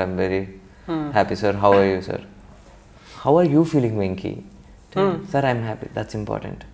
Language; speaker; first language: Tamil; non-native, local second language; Telugu